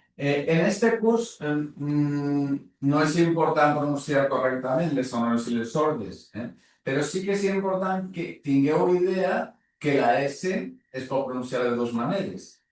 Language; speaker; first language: Catalan; native; Catalan